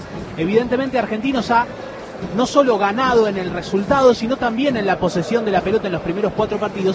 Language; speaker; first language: Spanish; native; Spanish